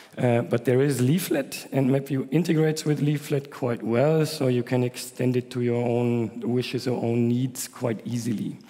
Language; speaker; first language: English; non-native, fluent; German